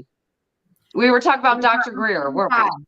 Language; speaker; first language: English; native; English